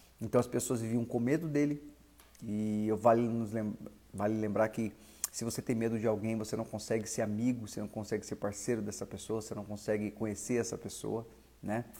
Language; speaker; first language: Portuguese; native; Portuguese